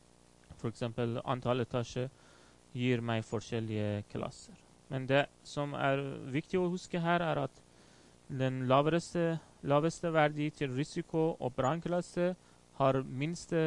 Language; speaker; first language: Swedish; non-native, fluent; Persian